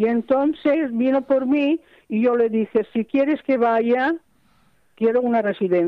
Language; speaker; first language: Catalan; non-native, local second language; Spanish